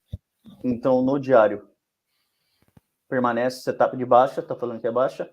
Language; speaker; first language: Portuguese; native; Portuguese